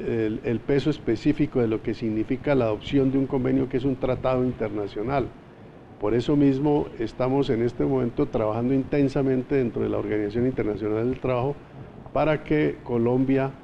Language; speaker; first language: Spanish; native; Spanish